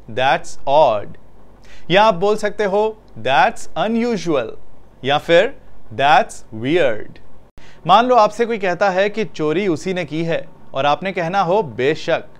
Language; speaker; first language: Hindi; native; Hindi